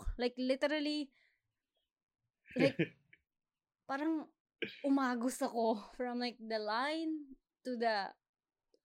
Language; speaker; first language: English; non-native, local second language; Filipino